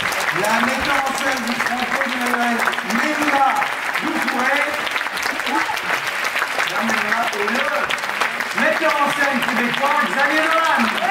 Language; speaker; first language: French; native; French